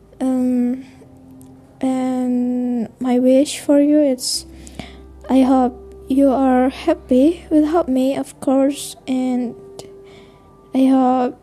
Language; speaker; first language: English; non-native, learner; Indonesian